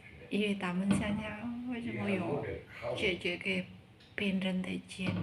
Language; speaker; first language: Chinese; non-native, learner; Indonesian